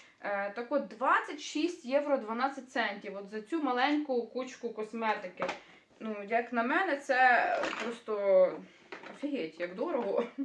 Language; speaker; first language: Ukrainian; native; Ukrainian